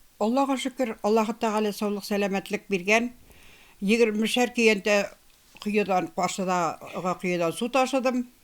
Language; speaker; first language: Tatar; native; Tatar